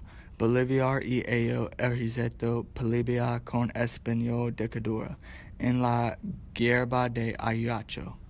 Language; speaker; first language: Spanish; non-native, learner; English